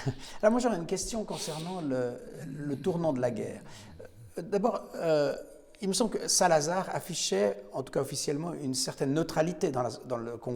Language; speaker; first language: French; native; French